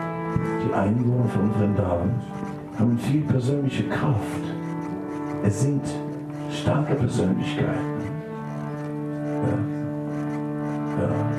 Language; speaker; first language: German; non-native, fluent; Dutch